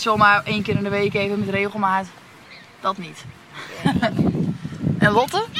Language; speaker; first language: Dutch; native; Dutch